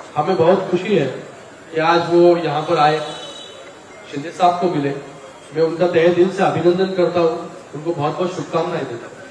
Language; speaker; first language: Hindi; non-native, local second language; Marathi